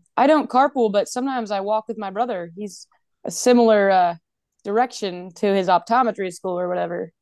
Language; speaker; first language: English; native; English